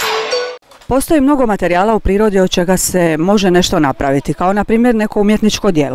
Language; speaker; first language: Croatian; native; Croatian